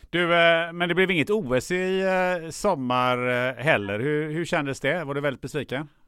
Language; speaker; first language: Swedish; non-native, local second language; German